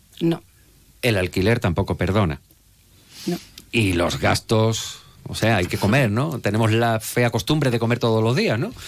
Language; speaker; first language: Spanish; native; Spanish